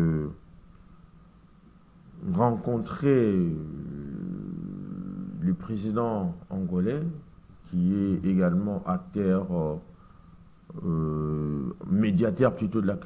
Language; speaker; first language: French; non-native, local second language; Lingala